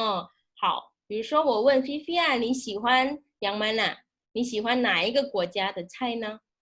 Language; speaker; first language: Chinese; non-native, fluent; Indonesian